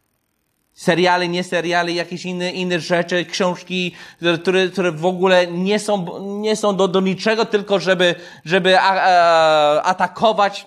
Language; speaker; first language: Polish; non-native, fluent; English